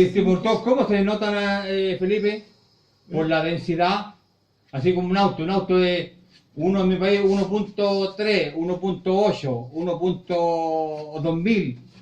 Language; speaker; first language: Spanish; native; Spanish